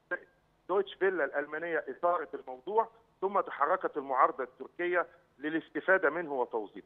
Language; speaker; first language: Arabic; native; Arabic